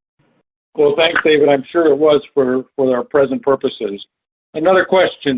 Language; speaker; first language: English; native; English